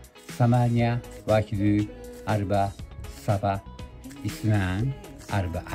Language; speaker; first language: Arabic; non-native, learner; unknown